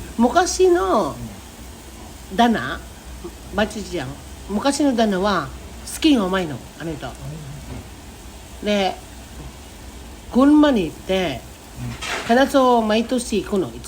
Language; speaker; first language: Japanese; non-native, fluent; Filipino